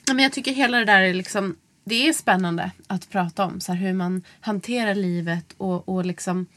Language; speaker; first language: Swedish; native; Swedish